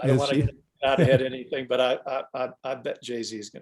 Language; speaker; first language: English; native; English